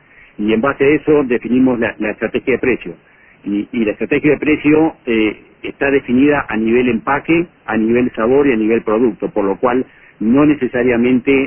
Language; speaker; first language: Spanish; native; Spanish